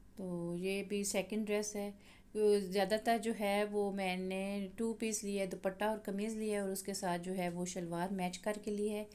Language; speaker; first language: Urdu; native; Urdu